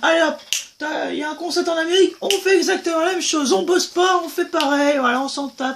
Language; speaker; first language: French; native; French